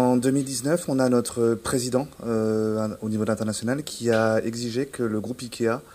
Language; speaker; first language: French; native; French